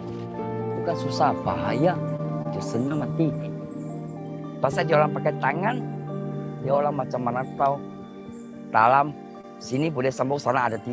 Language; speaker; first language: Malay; non-native, local second language; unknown